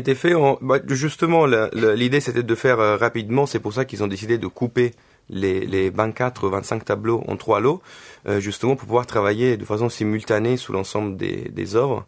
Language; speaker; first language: French; non-native, fluent; Italian